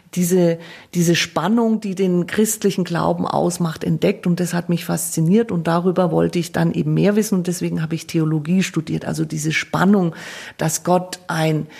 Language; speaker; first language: German; native; German